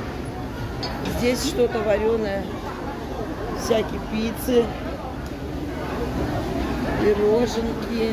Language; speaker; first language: Russian; native; Russian